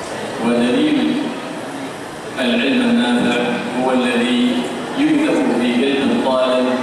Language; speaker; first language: Arabic; native; Arabic